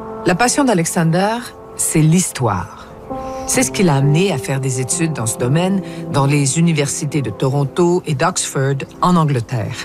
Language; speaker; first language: French; native; French